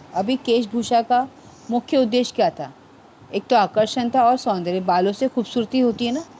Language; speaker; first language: Hindi; non-native, local second language; Marathi